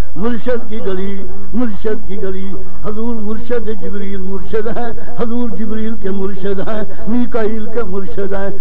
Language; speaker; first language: Urdu; non-native, local second language; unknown